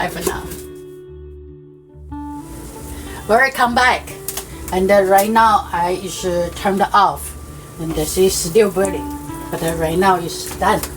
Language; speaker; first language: English; non-native, learner; Chinese